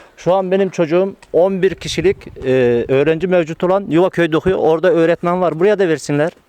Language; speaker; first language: Turkish; native; Turkish